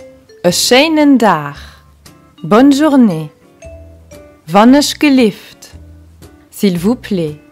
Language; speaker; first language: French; non-native, local second language; Luxembourgish